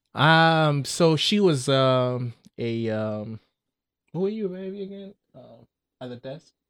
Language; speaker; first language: English; non-native, local second language; Akan